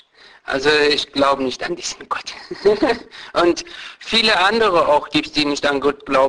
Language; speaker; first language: German; non-native, fluent; Persian